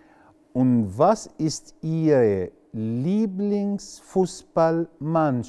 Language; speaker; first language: German; non-native, fluent; Arabic